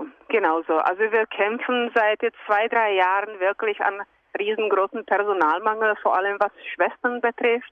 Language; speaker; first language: German; non-native, fluent; Czech